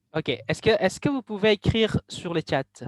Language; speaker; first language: French; non-native, fluent; Indonesian